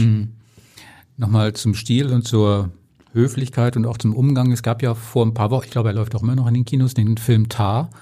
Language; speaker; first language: German; native; German